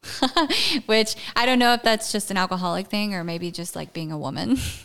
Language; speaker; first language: English; native; English